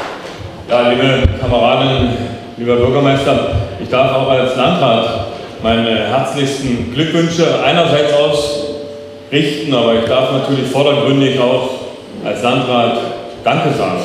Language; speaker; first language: German; native; German